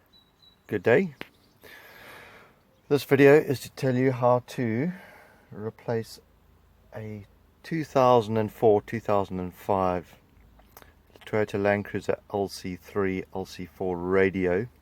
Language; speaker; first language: English; native; English